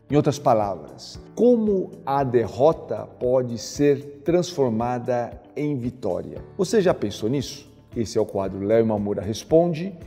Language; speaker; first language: Portuguese; native; Portuguese